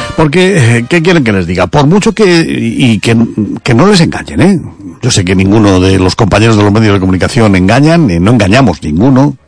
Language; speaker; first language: Spanish; native; Spanish